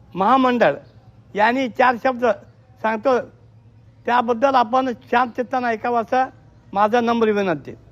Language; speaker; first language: Marathi; non-native, local second language; Kannada